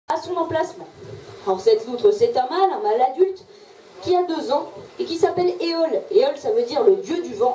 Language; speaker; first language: French; native; French